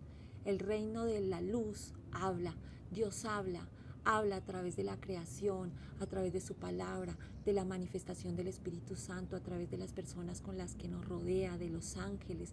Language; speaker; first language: Spanish; native; Spanish